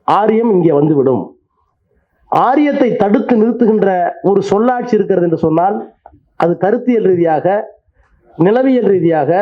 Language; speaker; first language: Tamil; native; Tamil